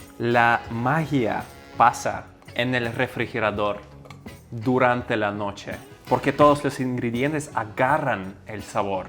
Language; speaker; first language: Spanish; non-native, fluent; Russian